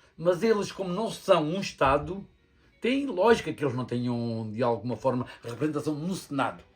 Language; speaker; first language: Portuguese; native; Portuguese